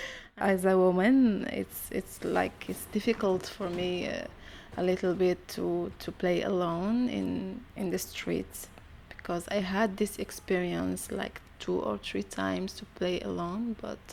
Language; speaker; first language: English; non-native, learner; Arabic